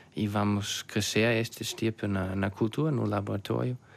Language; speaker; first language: Portuguese; non-native, fluent; German